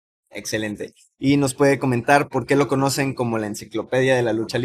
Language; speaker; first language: Spanish; native; Spanish